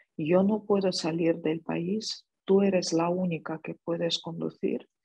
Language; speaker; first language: Spanish; non-native, fluent; Ukrainian